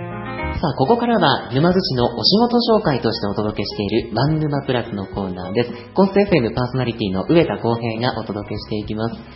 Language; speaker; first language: Japanese; native; Japanese